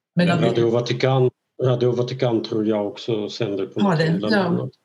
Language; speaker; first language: Swedish; non-native, fluent; Russian